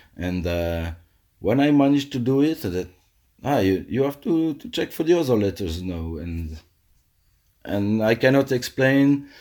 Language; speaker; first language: English; non-native, fluent; French